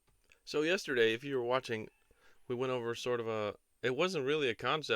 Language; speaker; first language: English; native; English